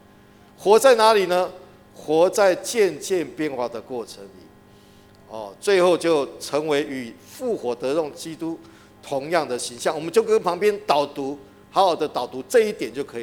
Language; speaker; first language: Chinese; native; Chinese